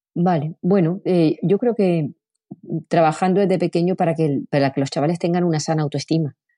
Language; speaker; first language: Spanish; native; Spanish